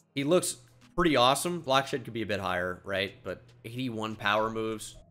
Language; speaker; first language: English; native; English